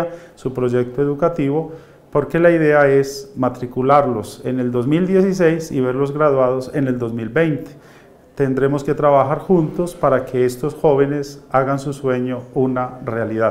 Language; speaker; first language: Spanish; native; Spanish